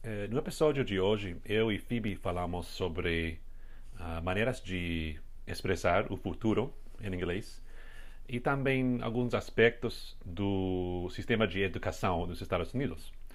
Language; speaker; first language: Portuguese; non-native, fluent; English